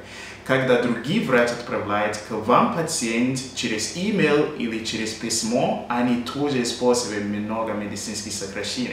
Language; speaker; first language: Russian; non-native, fluent; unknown